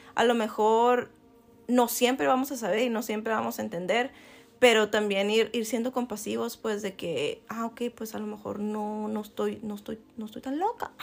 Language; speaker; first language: Spanish; native; Spanish